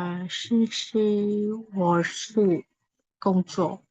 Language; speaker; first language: Chinese; non-native, learner; Burmese